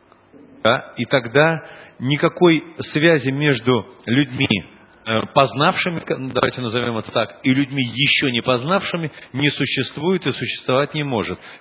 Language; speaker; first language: Russian; native; Russian